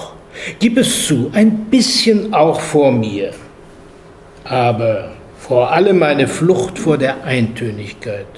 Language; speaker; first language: German; native; German